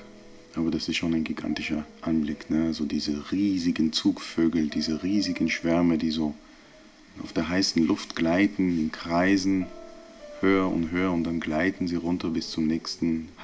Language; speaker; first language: German; non-native, fluent; Hebrew